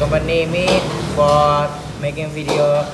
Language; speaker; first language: English; non-native, learner; Indonesian